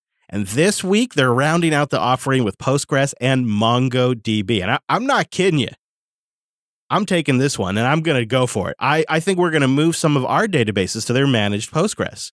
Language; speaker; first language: English; native; English